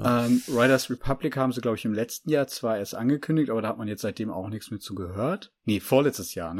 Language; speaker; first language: German; native; German